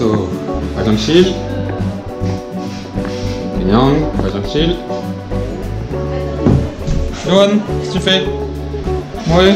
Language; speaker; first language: Korean; non-native, learner; French